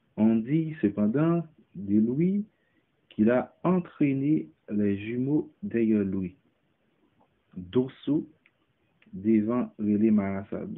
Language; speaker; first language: French; non-native, local second language; Haitian Creole